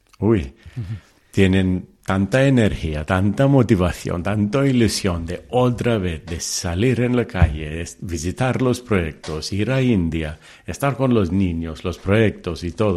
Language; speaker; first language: Spanish; early bilingual, heritage; Telugu